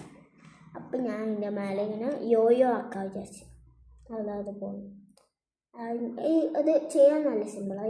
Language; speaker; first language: Malayalam; native; Malayalam